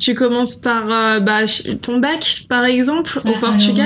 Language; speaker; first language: French; native; French